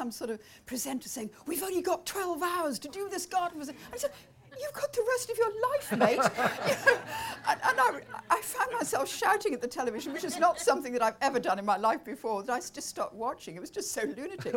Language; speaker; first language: English; native; English